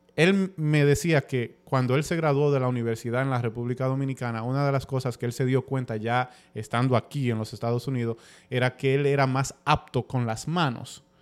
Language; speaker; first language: Spanish; early bilingual, heritage; Spanish